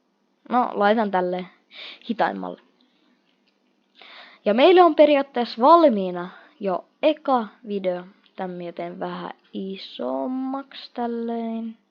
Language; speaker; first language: Finnish; non-native, fluent; Russian